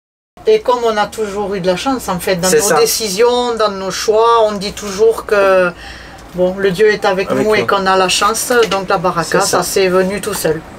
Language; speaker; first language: French; native; French